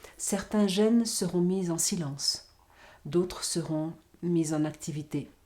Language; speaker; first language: French; non-native, fluent; Portuguese